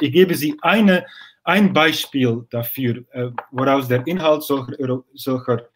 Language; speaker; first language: German; non-native, fluent; Dutch